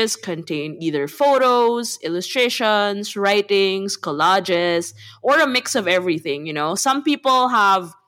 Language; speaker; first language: English; non-native, local second language; Filipino